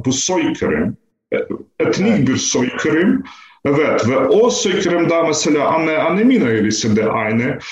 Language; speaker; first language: Turkish; non-native, fluent; Ukrainian